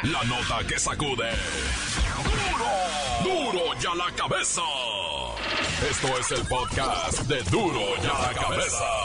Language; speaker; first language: Spanish; native; Spanish